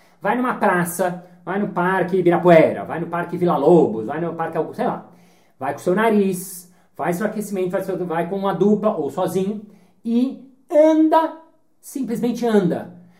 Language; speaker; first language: Portuguese; native; Portuguese